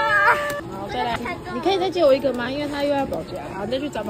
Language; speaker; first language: Chinese; native; Chinese